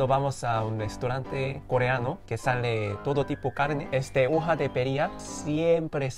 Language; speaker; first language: Spanish; non-native, fluent; Korean